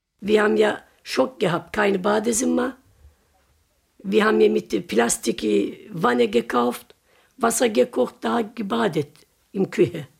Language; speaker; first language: German; non-native, learner; Turkish